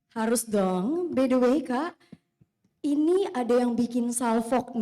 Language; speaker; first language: Indonesian; native; Indonesian